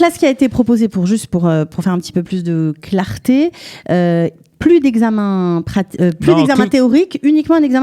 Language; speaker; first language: French; native; French